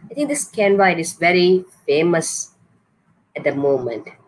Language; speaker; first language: English; non-native, local second language; Tamil